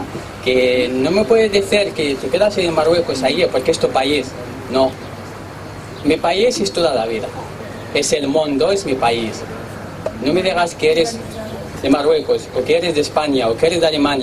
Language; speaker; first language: Spanish; non-native, learner; Arabic